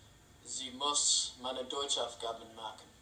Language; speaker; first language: German; non-native, learner; English